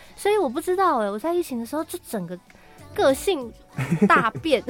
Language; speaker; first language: Chinese; native; Chinese